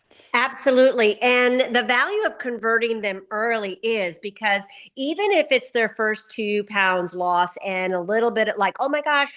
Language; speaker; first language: English; native; English